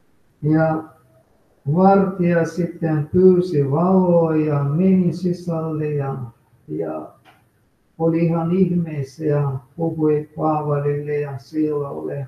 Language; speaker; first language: Finnish; non-native, fluent; Russian